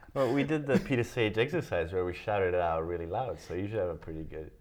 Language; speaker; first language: English; early bilingual, other home language; Italian